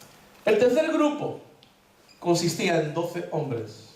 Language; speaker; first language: Spanish; native; Spanish